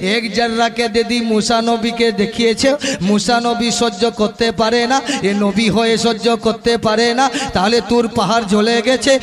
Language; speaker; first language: Bangla; non-native, local second language; Urdu